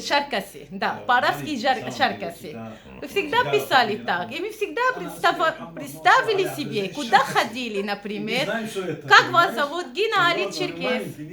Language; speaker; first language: Russian; non-native, fluent; Arabic